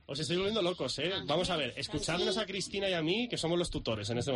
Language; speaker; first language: Spanish; native; Spanish